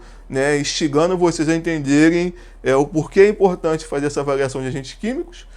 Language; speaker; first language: Portuguese; native; Portuguese